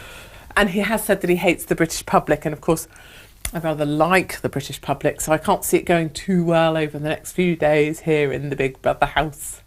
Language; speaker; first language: English; native; English